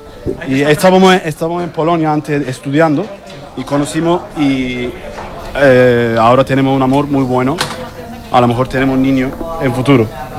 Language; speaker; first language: Spanish; non-native, learner; Turkish